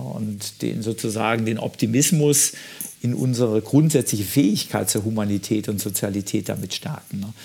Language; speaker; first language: German; native; German